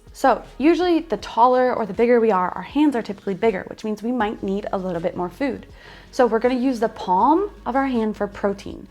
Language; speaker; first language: English; native; English